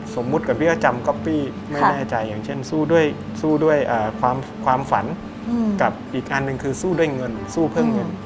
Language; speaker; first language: Thai; native; Thai